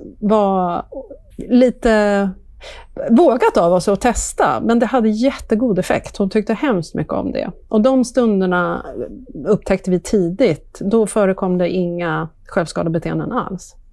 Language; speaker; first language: Swedish; native; Swedish